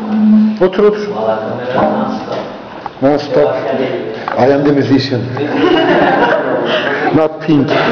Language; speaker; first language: English; non-native, fluent; Turkish